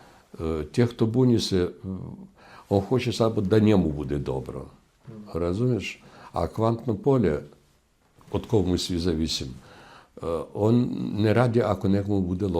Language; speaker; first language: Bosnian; non-native, fluent; Russian